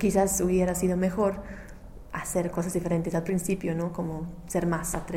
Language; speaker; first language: Spanish; non-native, fluent; English